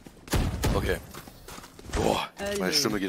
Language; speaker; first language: German; native; German